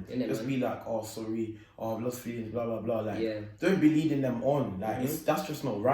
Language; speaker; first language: English; native; English